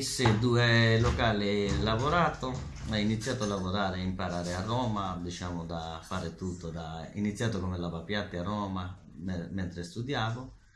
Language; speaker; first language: Italian; non-native, learner; Bangla